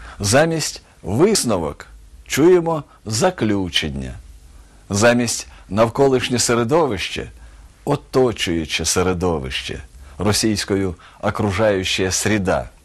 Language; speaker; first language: Ukrainian; native; Ukrainian